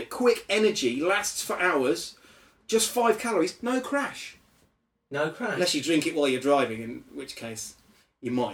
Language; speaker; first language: English; native; English